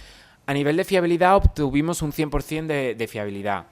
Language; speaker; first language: Spanish; native; Spanish